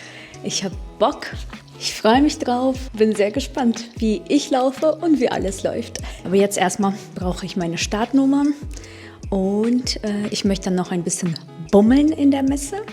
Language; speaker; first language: German; non-native, fluent; Russian